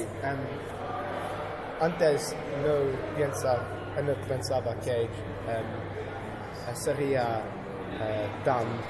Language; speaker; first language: Spanish; non-native, learner; English